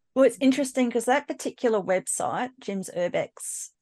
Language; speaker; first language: English; native; English